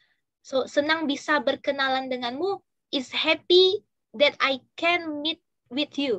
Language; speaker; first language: English; non-native, fluent; Indonesian